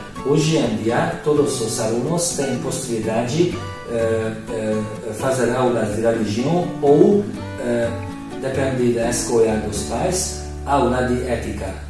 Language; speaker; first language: Portuguese; non-native, learner; Hungarian